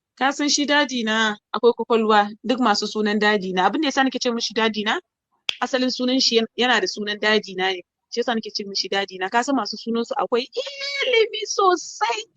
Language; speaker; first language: Hausa; non-native, local second language; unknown